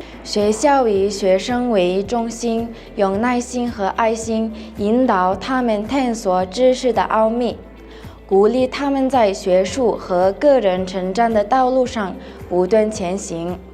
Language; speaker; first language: Chinese; non-native, learner; Mongolian